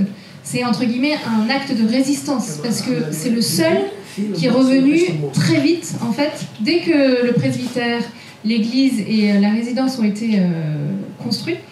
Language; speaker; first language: French; native; French